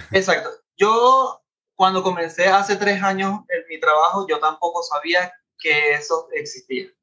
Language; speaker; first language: Spanish; native; Spanish